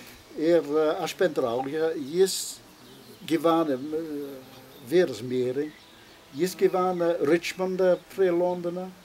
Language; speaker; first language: Lithuanian; non-native, learner; English